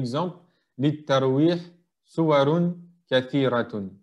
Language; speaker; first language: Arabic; non-native, fluent; French